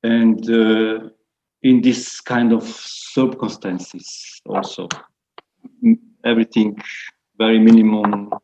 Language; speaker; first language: English; non-native, fluent; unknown